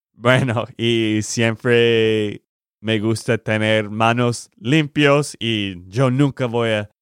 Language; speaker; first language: Spanish; non-native, learner; English